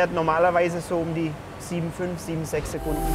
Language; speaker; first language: German; early bilingual, other home language; Polish